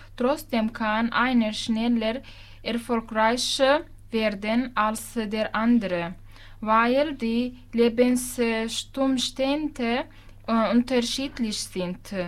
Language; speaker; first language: German; non-native, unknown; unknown